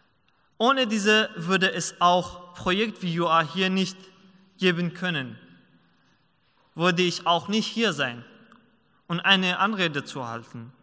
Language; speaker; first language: German; non-native, learner; Persian